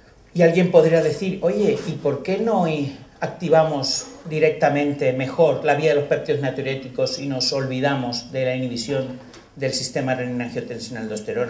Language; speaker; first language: Spanish; native; Spanish